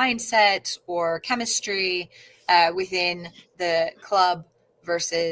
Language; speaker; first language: English; native; English